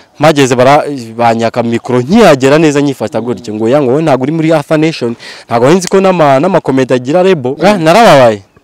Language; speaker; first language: Kinyarwanda; native; Kinyarwanda